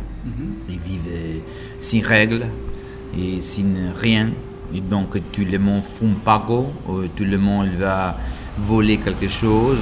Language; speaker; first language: French; non-native, learner; Italian